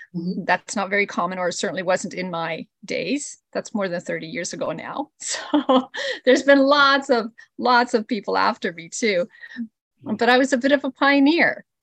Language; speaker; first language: English; early bilingual, other home language; Spanish